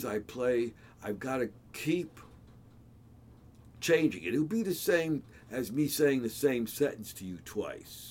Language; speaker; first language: English; native; English